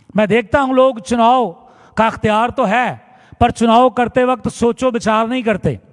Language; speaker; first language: Urdu; non-native, local second language; Punjabi